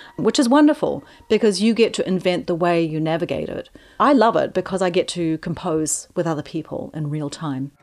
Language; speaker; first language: English; native; English